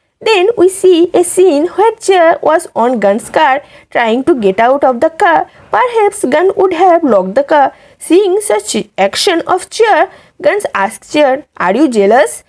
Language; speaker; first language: English; non-native, local second language; Hindi